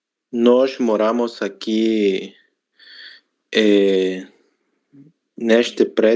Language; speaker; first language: Portuguese; non-native, learner; Spanish